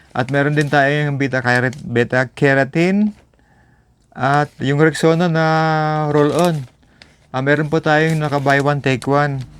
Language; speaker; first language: Filipino; non-native, local second language; Bikol